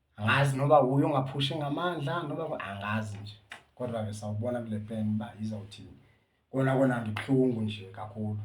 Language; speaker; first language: Zulu; native; Zulu